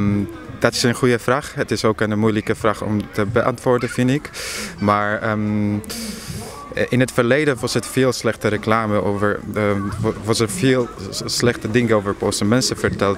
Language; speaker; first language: Dutch; non-native, fluent; Polish